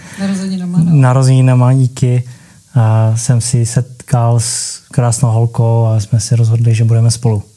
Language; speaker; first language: Czech; early bilingual, heritage; Czech